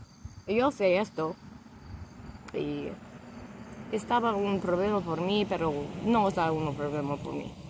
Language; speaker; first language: Spanish; non-native, learner; English